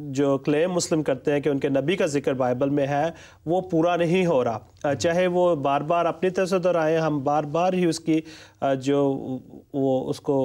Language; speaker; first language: Urdu; non-native, local second language; Punjabi